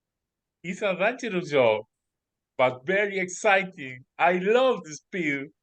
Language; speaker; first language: English; non-native, learner; Spanish